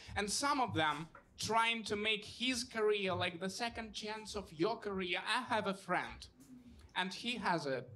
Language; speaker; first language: English; non-native, fluent; Russian